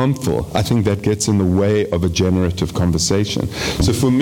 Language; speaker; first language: English; native; English